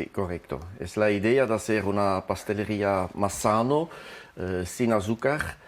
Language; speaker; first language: Spanish; non-native, fluent; French